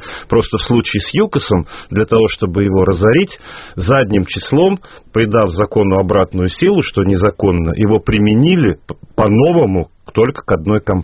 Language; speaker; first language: Russian; native; Russian